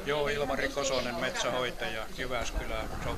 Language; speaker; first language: Finnish; native; Finnish